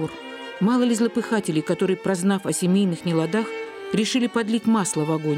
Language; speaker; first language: Russian; native; Russian